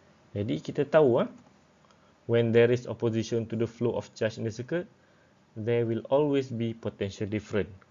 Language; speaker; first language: English; non-native, local second language; Malay